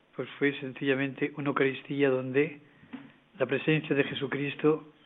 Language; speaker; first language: Spanish; native; Spanish